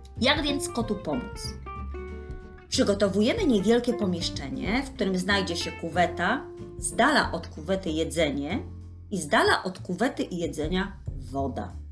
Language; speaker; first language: Polish; native; Polish